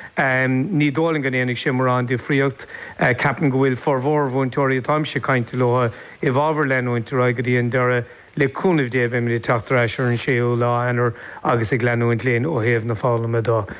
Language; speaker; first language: Irish; native; Irish